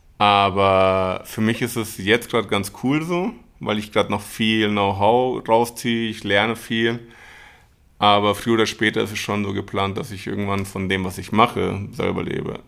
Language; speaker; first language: German; early bilingual, other home language; Spanish